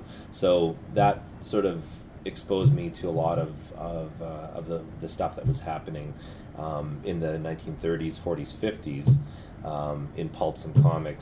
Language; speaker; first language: English; native; English